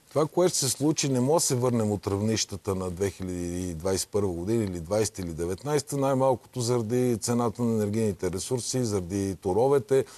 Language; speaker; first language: Bulgarian; native; Bulgarian